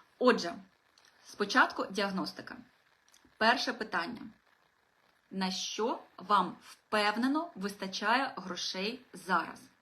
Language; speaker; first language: Ukrainian; non-native, local second language; Russian